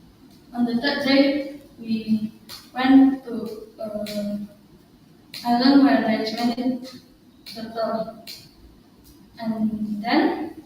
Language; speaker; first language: English; non-native, learner; Indonesian